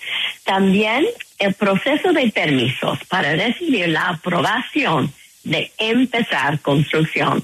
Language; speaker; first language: Spanish; non-native, fluent; English